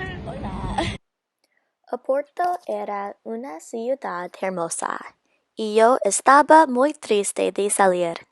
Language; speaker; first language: Spanish; non-native, learner; English